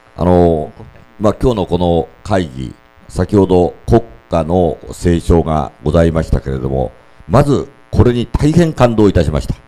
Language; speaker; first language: Japanese; native; Japanese